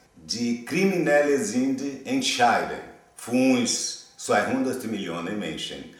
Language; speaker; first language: German; non-native, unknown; Portuguese